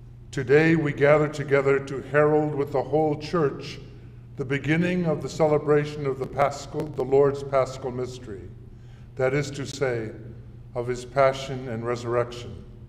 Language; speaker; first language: English; native; English